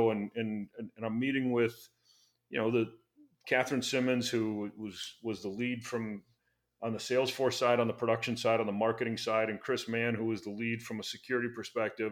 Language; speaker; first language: English; native; English